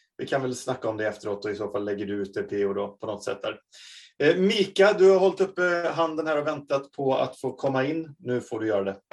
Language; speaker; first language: Swedish; native; Swedish